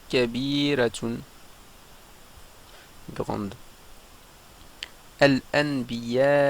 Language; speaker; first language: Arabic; non-native, fluent; French